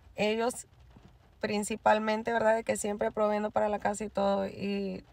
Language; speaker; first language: Spanish; native; Spanish